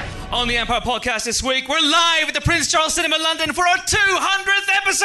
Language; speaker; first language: English; native; English